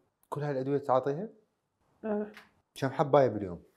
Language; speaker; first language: Arabic; native; Arabic